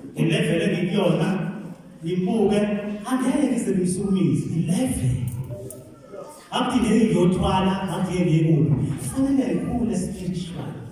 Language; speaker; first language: Zulu; non-native, local second language; Xhosa